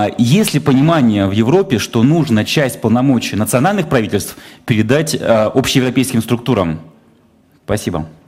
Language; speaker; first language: Russian; native; Russian